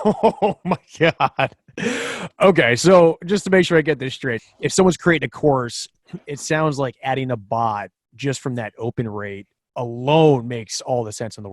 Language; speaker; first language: English; native; English